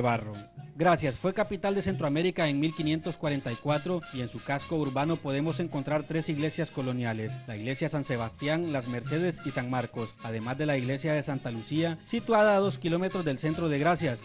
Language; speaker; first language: Spanish; native; Spanish